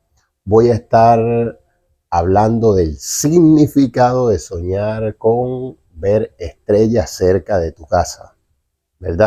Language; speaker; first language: Spanish; native; Spanish